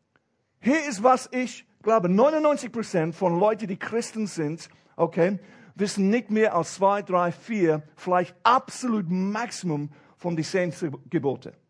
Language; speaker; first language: German; non-native, fluent; English